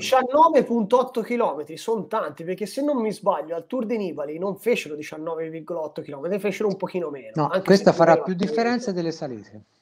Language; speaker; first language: Italian; native; Italian